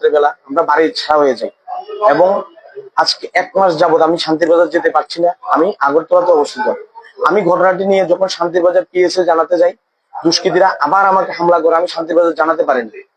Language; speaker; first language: Bangla; native; Bangla